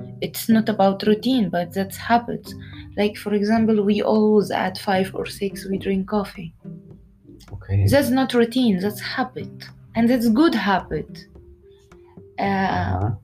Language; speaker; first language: English; non-native, learner; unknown